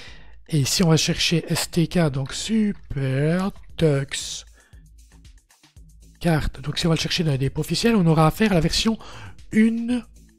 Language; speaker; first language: French; native; French